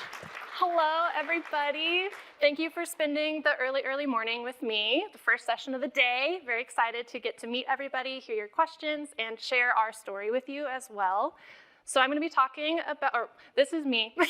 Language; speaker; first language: English; native; English